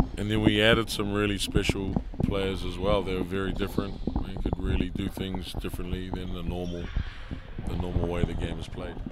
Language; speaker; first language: English; native; English